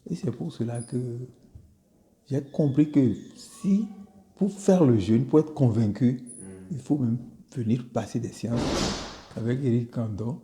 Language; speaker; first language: French; non-native, local second language; Fon